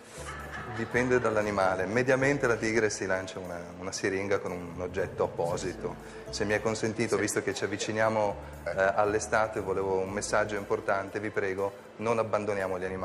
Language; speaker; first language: Italian; native; Italian